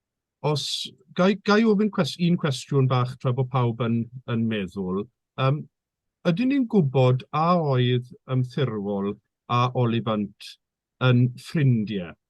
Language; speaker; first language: Welsh; native; Welsh